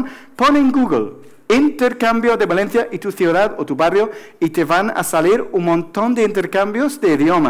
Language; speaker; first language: Spanish; non-native, fluent; English